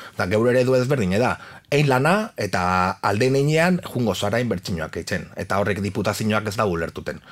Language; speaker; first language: Basque; native; Basque